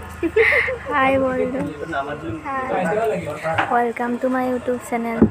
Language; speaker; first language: Hindi; non-native, local second language; Assamese